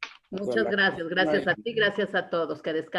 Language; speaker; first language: Spanish; native; Spanish